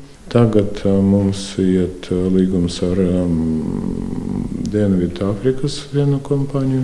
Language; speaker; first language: Latvian; non-native, local second language; Russian